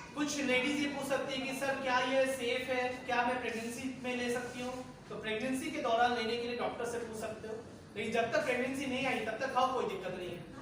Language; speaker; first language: Hindi; native; Hindi